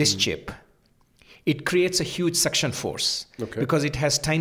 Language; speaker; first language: English; non-native, local second language; Telugu